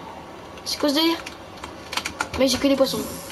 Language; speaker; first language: French; native; French